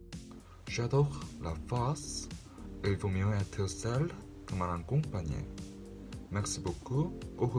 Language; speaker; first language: French; non-native, learner; Korean